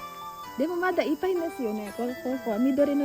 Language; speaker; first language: Japanese; non-native, learner; Filipino